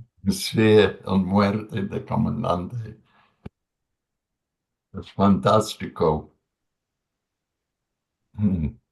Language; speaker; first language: Spanish; non-native, learner; English